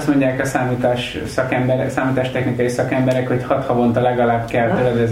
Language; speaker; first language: Hungarian; native; Hungarian